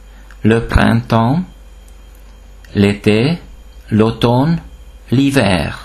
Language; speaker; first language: French; non-native, fluent; Hungarian